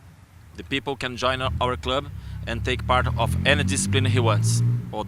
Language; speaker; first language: English; non-native, learner; Portuguese